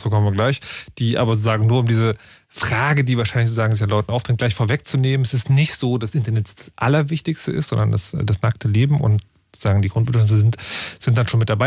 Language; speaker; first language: German; native; German